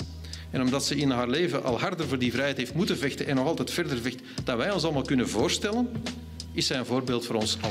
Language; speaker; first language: Dutch; native; Dutch